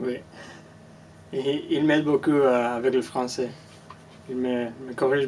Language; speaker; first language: French; non-native, fluent; Spanish